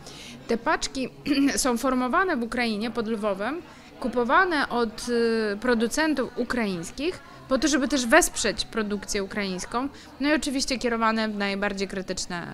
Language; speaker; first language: Polish; non-native, fluent; Ukrainian